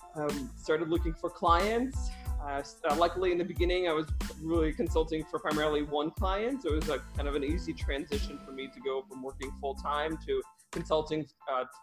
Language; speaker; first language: English; early bilingual, other home language; Russian